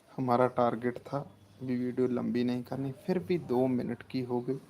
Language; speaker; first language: Hindi; non-native, local second language; Punjabi